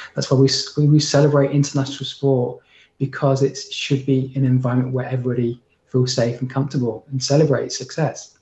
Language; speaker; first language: English; native; English